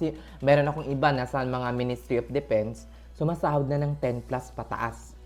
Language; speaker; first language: Filipino; native; Filipino